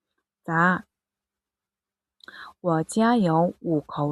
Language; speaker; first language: Chinese; non-native, fluent; Mongolian